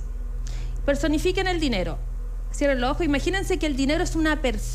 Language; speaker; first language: Spanish; native; Spanish